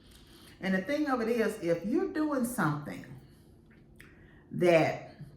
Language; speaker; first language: English; native; English